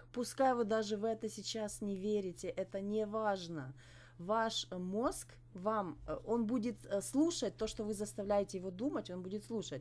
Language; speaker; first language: Russian; native; Russian